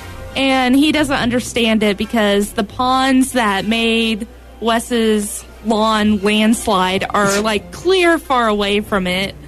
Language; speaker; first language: English; native; English